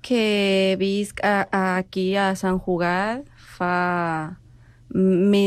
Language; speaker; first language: Catalan; non-native, learner; Spanish